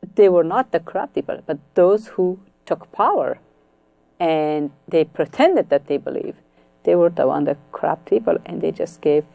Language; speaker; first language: English; non-native, fluent; Persian